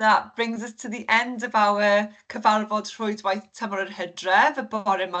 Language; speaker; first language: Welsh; non-native, local second language; English